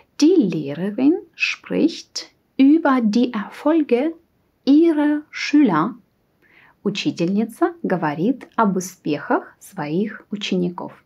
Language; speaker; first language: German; non-native, fluent; Russian